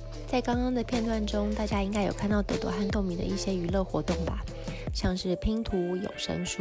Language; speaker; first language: Chinese; native; Chinese